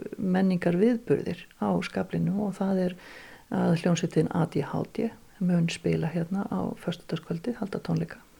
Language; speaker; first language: Icelandic; native; Icelandic